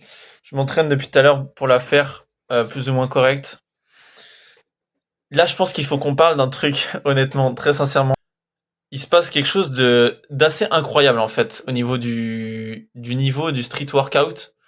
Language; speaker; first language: French; native; French